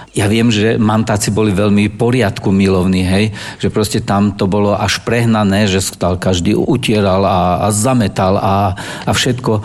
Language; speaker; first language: Slovak; non-native, local second language; German